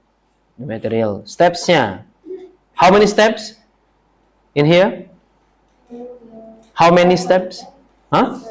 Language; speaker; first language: English; non-native, learner; Indonesian